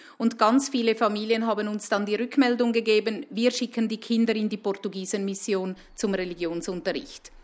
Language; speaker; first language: German; native; German